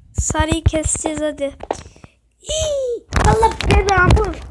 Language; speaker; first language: Turkish; native; Turkish